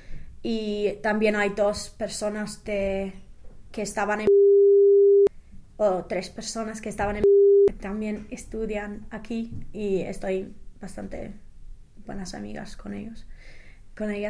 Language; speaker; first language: Spanish; non-native, fluent; English